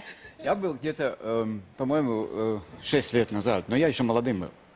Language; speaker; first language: Russian; non-native, local second language; Latvian